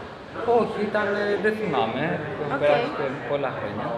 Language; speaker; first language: Greek; early bilingual, other home language; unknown